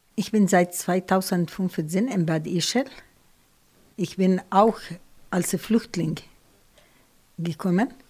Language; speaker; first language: German; non-native, learner; Arabic